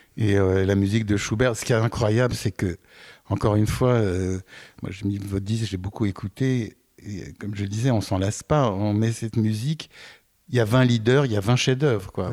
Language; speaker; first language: French; native; French